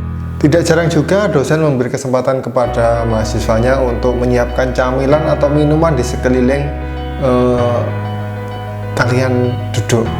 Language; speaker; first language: Indonesian; native; Indonesian